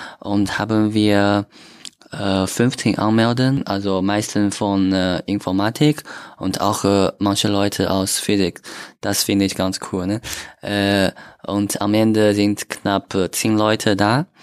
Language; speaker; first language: German; non-native, learner; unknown